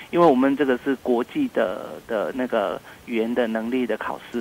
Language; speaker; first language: Chinese; non-native, fluent; Vietnamese